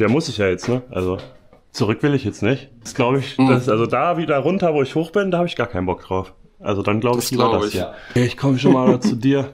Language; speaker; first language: German; native; German